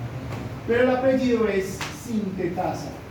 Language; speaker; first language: Spanish; native; Spanish